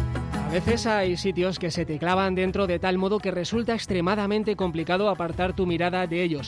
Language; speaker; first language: Spanish; native; Spanish